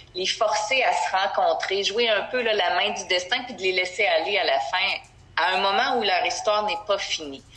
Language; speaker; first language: French; native; French